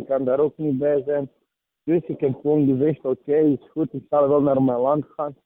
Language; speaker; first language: Dutch; early bilingual, other home language; Serbian